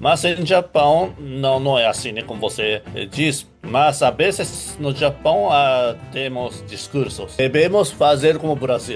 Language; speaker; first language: Portuguese; non-native, learner; Japanese